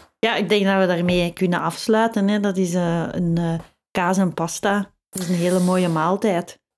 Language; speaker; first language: Dutch; native; Dutch